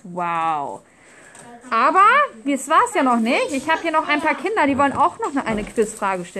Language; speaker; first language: German; native; German